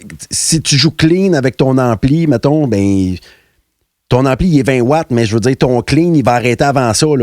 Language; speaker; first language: French; native; French